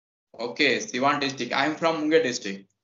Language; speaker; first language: English; non-native, local second language; Hindi